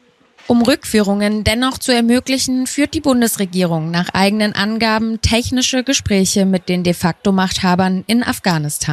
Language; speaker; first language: German; native; German